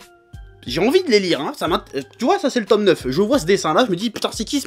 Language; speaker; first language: French; native; French